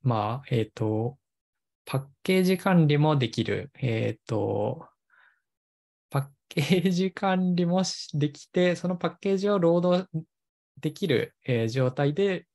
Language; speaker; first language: Japanese; native; Japanese